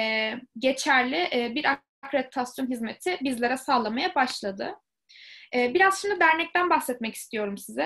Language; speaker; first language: Turkish; native; Turkish